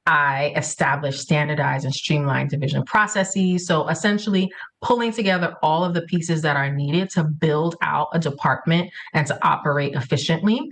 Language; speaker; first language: English; early bilingual, other home language; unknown